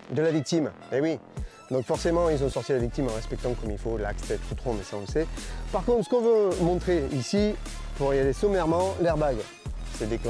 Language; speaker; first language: French; native; French